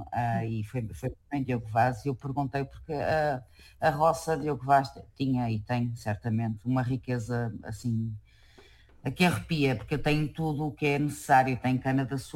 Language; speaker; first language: Portuguese; native; Portuguese